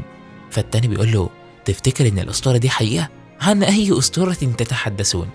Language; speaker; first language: Arabic; native; Arabic